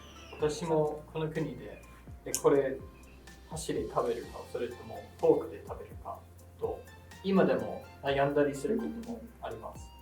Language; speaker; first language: Japanese; non-native, fluent; English